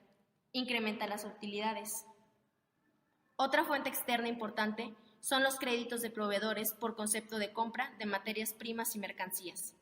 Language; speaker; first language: Spanish; native; Spanish